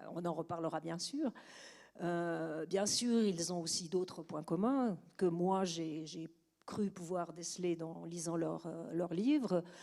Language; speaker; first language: French; native; French